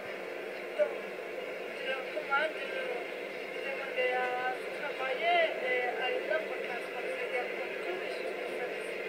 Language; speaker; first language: French; non-native, learner; Spanish